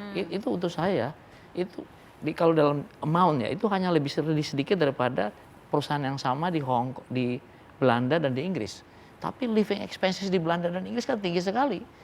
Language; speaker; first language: Indonesian; native; Indonesian